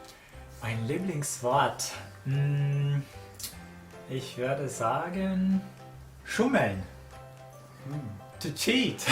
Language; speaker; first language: German; non-native, fluent; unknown